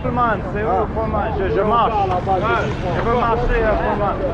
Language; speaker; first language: French; non-native, learner; English